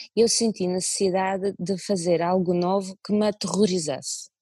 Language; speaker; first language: Portuguese; non-native, fluent; Russian